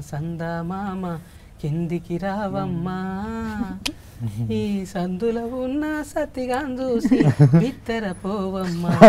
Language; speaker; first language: Telugu; native; Telugu